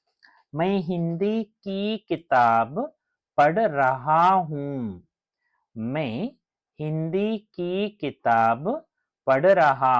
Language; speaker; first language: Hindi; non-native, local second language; Telugu